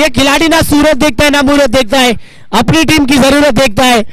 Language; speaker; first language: Hindi; non-native, local second language; Marathi